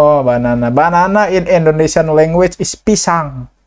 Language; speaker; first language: English; non-native, learner; Indonesian